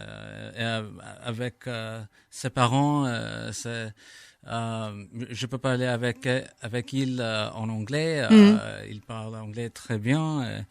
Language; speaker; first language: French; non-native, learner; English